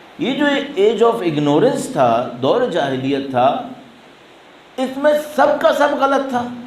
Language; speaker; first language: Urdu; native; Urdu